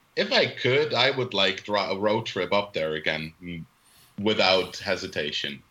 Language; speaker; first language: English; non-native, fluent; Swiss German